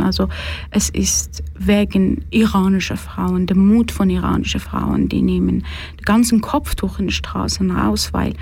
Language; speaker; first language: German; non-native, fluent; Persian